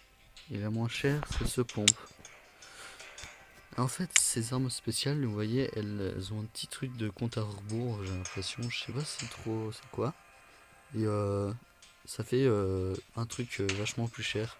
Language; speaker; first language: French; native; French